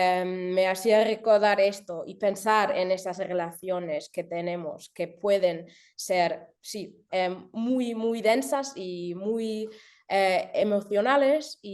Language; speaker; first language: Spanish; early bilingual, heritage; German